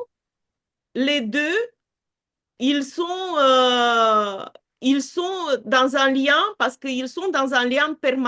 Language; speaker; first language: French; non-native, fluent; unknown